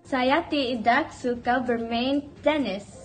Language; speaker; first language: Indonesian; non-native, learner; English